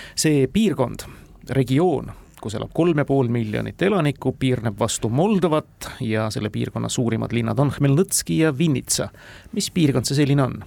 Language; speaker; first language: Estonian; native; Estonian